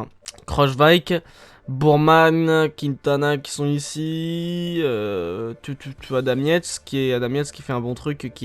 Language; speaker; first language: French; native; French